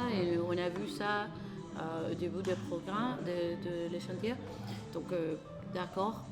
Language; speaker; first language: French; non-native, learner; Spanish